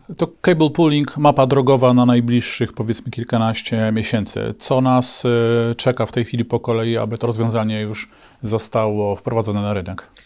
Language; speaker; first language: Polish; native; Polish